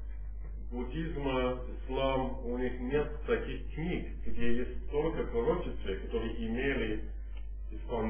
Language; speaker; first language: Russian; non-native, fluent; English